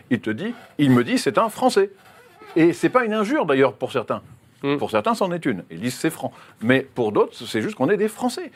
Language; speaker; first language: French; native; French